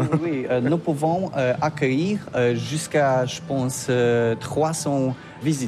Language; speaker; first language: French; non-native, learner; Polish